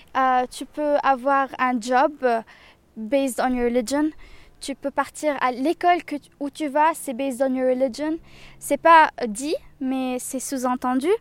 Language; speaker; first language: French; non-native, local second language; Arabic